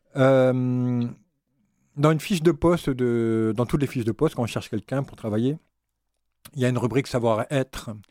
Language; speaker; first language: French; native; French